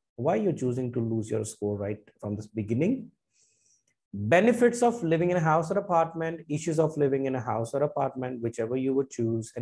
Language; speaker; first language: English; non-native, local second language; Punjabi